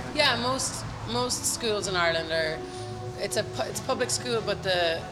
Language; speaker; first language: English; native; English